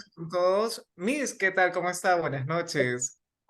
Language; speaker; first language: Spanish; native; Spanish